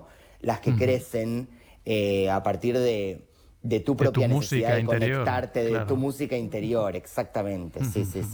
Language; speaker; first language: Spanish; native; Spanish